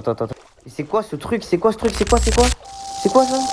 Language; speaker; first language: French; native; French